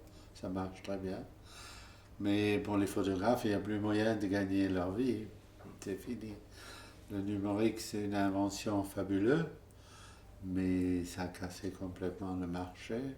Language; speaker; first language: French; non-native, fluent; German